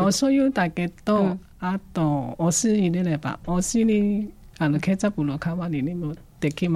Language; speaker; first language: Japanese; non-native, fluent; Chinese